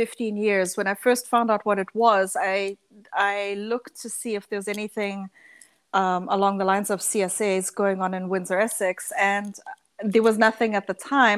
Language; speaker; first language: English; early bilingual, other home language; Dutch